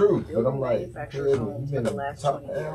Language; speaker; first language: English; native; English